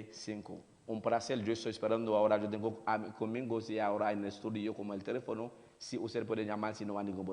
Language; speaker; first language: Spanish; non-native, learner; Haitian Creole